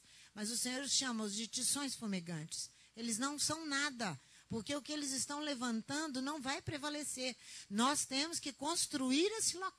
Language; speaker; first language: Portuguese; native; Portuguese